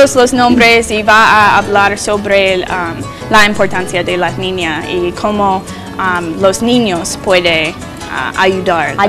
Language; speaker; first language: Spanish; non-native, learner; English